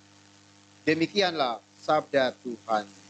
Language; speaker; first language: Indonesian; native; Indonesian